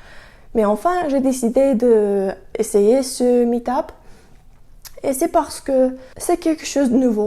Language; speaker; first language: French; non-native, learner; Russian